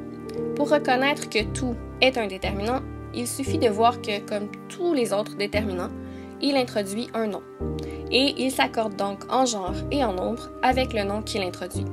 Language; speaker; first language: French; native; French